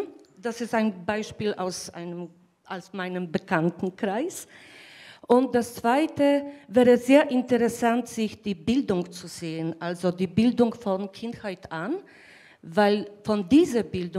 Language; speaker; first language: German; non-native, fluent; Polish